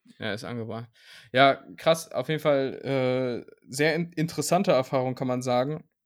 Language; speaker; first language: German; native; German